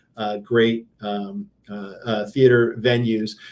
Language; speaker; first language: English; native; English